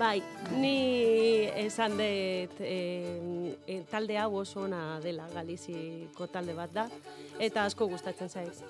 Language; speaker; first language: Basque; non-native, learner; Galician